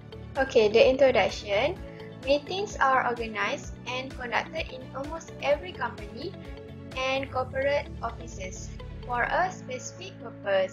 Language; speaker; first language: English; non-native, learner; Malay